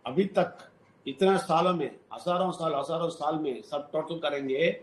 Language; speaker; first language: Hindi; non-native, local second language; Telugu